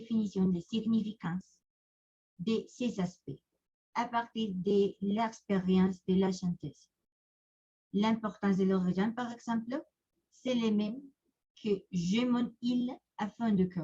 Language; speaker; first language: French; non-native, learner; Spanish